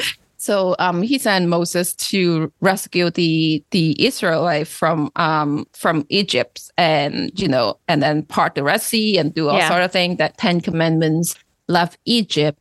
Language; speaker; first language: English; non-native, local second language; Cantonese